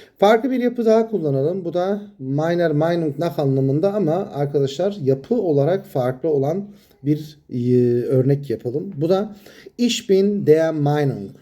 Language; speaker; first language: Turkish; native; Turkish